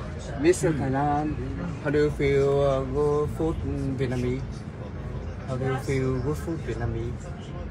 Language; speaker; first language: English; non-native, learner; Vietnamese